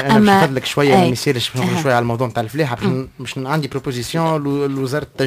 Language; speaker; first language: Arabic; native; Arabic